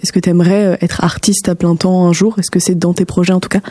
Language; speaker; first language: French; native; French